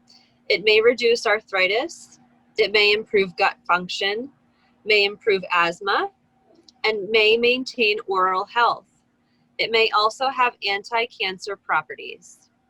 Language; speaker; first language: English; native; English